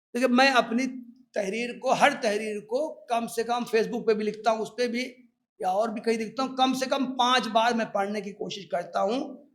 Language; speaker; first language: Urdu; native; Urdu